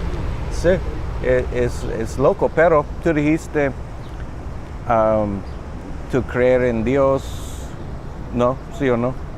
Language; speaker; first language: Spanish; non-native, learner; English